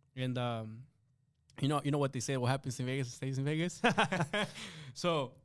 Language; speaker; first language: English; early bilingual, other home language; Spanish